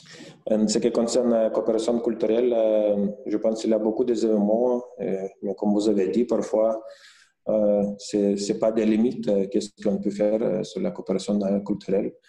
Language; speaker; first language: French; non-native, fluent; Lithuanian